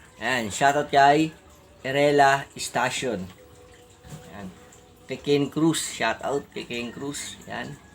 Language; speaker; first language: Filipino; native; Filipino